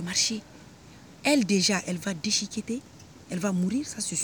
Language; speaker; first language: French; non-native, local second language; Hausa